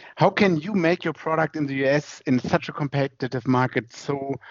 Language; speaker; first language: English; non-native, fluent; German